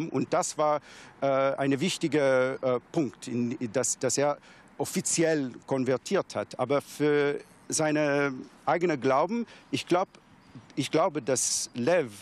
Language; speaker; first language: German; non-native, fluent; English